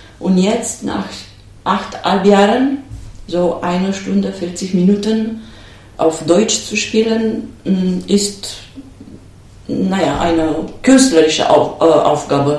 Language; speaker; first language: German; non-native, fluent; Romanian